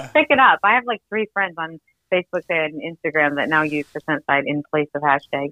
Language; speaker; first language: English; native; English